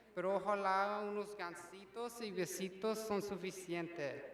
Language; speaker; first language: Spanish; early bilingual, other home language; English